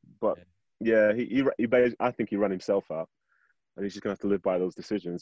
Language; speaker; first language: English; native; English